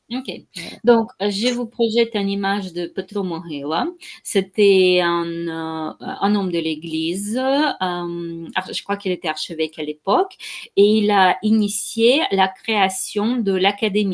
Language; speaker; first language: French; non-native, fluent; Ukrainian